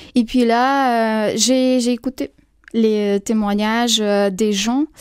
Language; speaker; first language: French; non-native, fluent; Russian